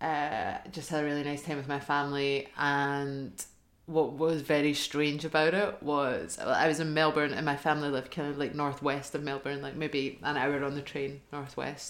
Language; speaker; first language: English; native; English